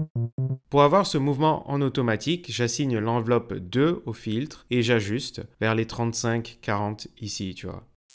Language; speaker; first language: French; native; French